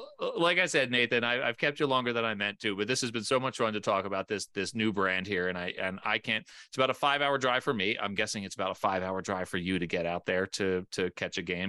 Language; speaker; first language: English; native; English